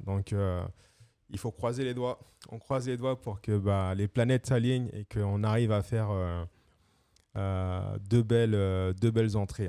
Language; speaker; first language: French; native; French